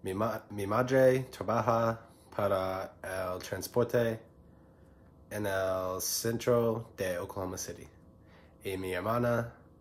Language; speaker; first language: Spanish; non-native, learner; English